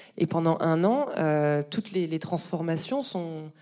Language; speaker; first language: French; native; French